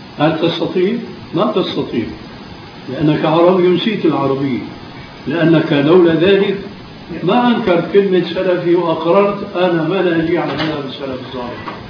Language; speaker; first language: Arabic; early bilingual, other home language; Albanian